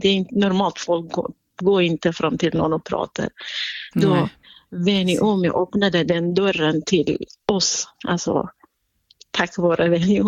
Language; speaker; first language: Swedish; non-native, fluent; Central Kurdish